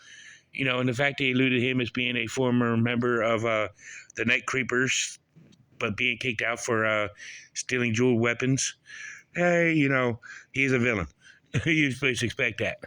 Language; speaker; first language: English; native; English